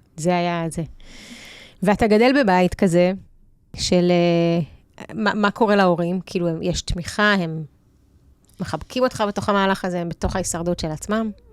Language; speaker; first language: Hebrew; early bilingual, other home language; Russian